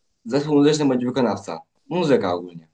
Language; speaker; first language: Polish; native; Polish